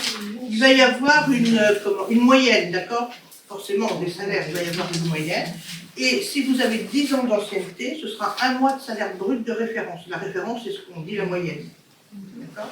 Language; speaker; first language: French; native; French